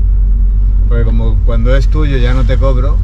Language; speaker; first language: Spanish; native; Spanish